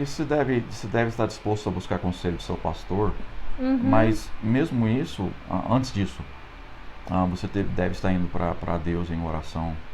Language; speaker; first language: Portuguese; non-native, fluent; English